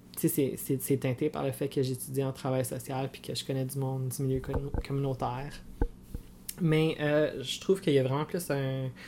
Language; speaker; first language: French; native; French